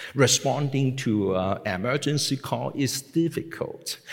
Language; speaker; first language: English; non-native, local second language; Cantonese